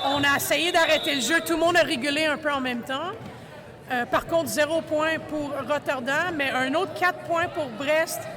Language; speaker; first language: French; non-native, fluent; English